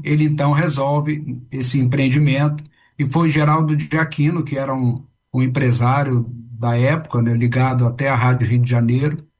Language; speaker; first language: Portuguese; native; Portuguese